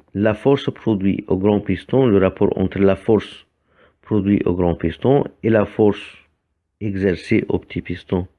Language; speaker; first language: French; non-native, fluent; Arabic